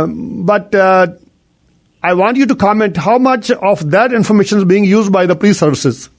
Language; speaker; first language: English; non-native, local second language; Punjabi